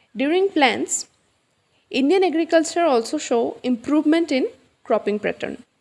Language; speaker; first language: English; non-native, local second language; Assamese